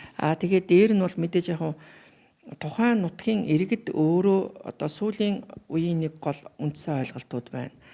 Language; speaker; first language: Mongolian; native; Mongolian